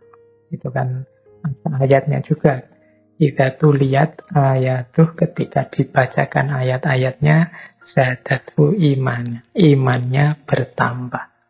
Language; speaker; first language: Indonesian; native; Indonesian